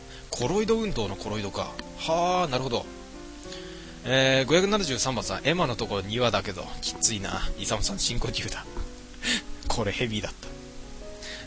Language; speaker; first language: Japanese; native; Japanese